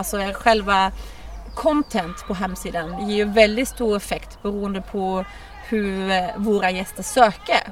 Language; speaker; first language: Swedish; non-native, fluent; German